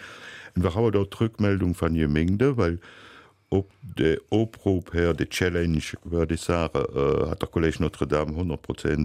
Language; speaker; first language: German; native; German